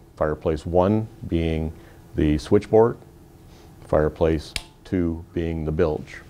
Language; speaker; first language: English; native; English